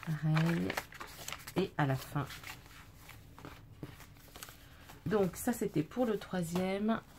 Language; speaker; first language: French; native; French